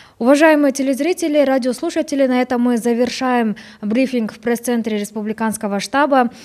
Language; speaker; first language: Russian; non-native, local second language; Kyrgyz